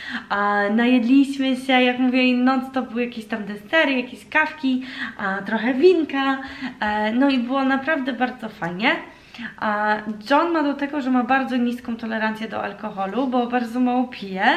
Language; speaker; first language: Polish; early bilingual, heritage; Polish